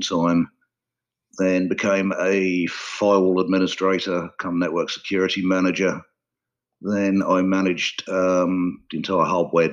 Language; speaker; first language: English; native; English